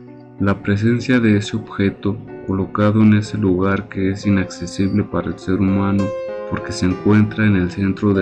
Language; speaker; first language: Spanish; native; Spanish